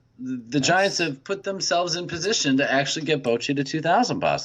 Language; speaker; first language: English; native; English